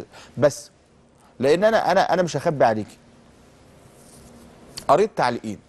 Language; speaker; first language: Arabic; native; Arabic